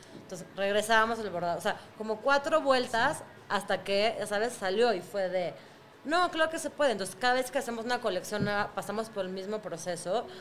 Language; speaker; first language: Spanish; early bilingual, other home language; Russian